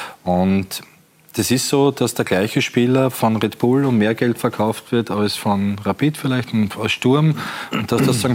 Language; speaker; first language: German; native; German